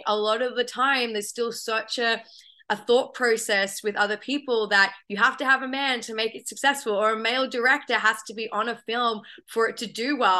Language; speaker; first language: English; native; English